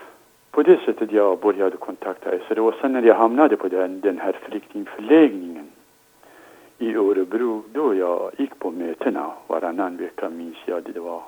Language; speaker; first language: Swedish; non-native, fluent; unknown